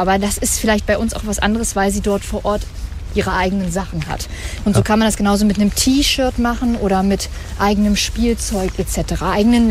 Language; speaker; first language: German; native; German